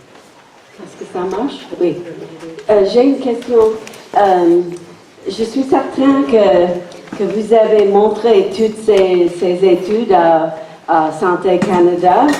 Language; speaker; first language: French; non-native, local second language; English